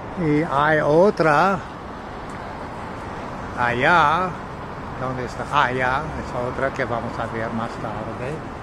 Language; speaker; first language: Spanish; non-native, learner; English